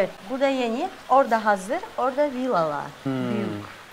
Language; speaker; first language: Turkish; non-native, learner; Russian